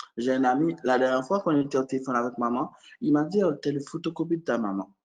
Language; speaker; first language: French; non-native, local second language; Haitian Creole